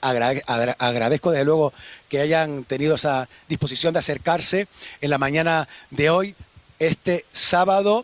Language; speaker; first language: Spanish; native; Spanish